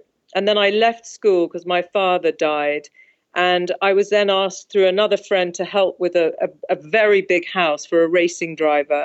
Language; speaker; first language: English; native; English